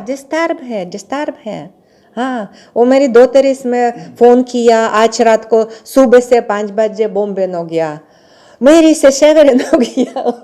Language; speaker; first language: Hindi; non-native, learner; Russian